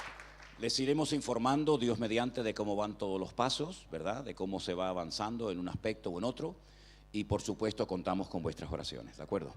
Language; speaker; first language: Spanish; native; Spanish